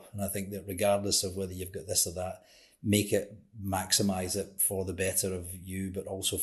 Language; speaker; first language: English; native; English